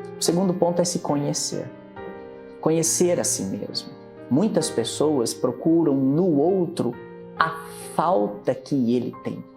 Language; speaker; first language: Portuguese; native; Portuguese